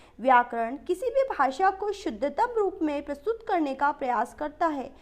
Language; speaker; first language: Hindi; native; Hindi